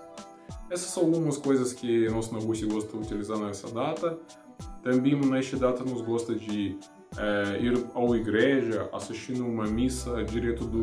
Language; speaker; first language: Portuguese; non-native, learner; Russian